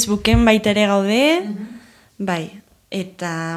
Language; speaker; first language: Basque; native; Basque